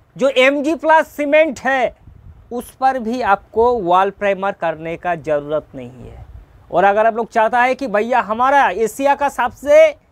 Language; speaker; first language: Hindi; native; Hindi